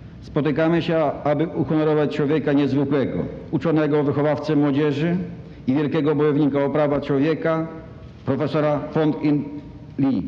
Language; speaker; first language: Polish; native; Polish